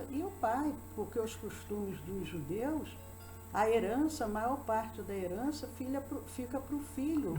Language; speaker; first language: Portuguese; native; Portuguese